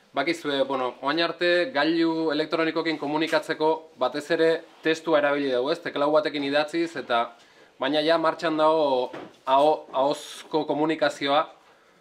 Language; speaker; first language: Basque; native; Basque